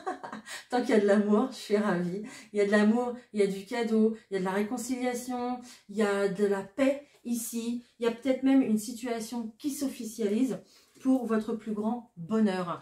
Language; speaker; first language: French; native; French